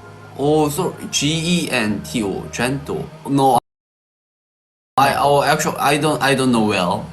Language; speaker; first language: English; non-native, learner; Korean